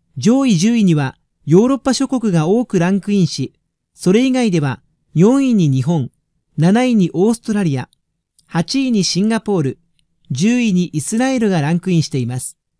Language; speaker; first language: Japanese; native; Japanese